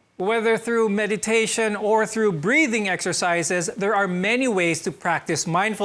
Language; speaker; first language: English; non-native, local second language; Filipino